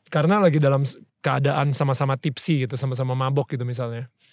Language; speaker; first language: Indonesian; native; Indonesian